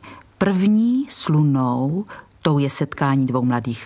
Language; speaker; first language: Czech; native; Czech